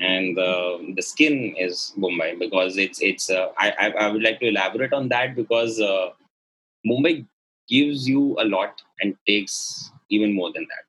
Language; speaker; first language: English; non-native, local second language; Gujarati